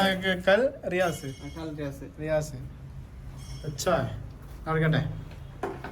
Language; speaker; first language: Hindi; non-native, local second language; Malayalam